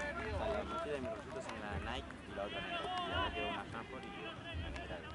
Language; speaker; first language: Spanish; native; Spanish